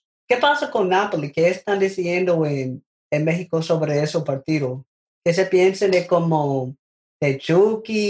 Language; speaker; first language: Spanish; non-native, learner; English